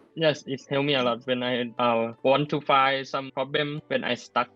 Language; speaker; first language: English; non-native, learner; Thai